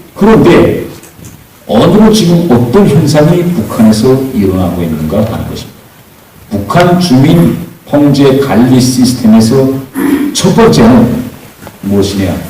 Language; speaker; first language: Korean; native; Korean